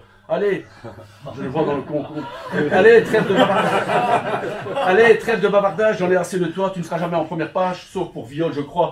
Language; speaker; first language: French; early bilingual, other home language; Turkish